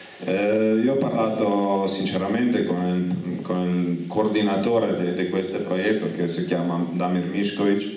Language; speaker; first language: Italian; non-native, fluent; Croatian